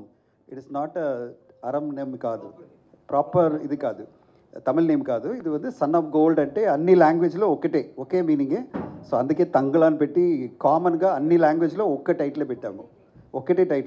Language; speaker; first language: Telugu; non-native, learner; Tamil